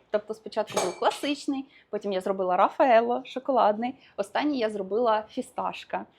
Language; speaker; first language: Ukrainian; non-native, local second language; Russian